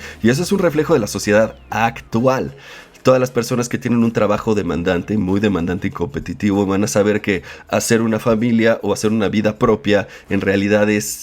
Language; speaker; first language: Spanish; native; Spanish